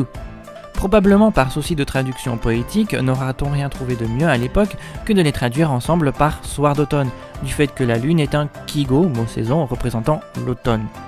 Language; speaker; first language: French; native; French